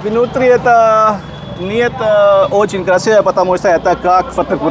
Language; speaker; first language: Russian; non-native, learner; Hindi